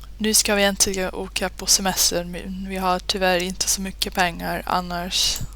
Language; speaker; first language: Swedish; non-native, learner; Dutch